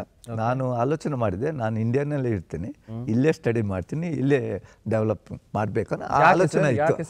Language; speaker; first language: Kannada; non-native, fluent; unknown